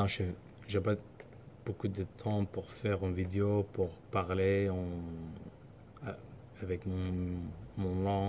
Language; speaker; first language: French; non-native, learner; Somali